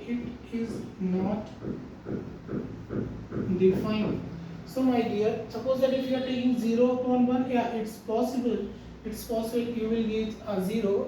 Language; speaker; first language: English; non-native, local second language; Hindi